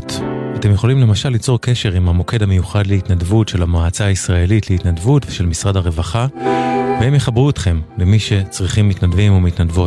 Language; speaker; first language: Hebrew; native; Hebrew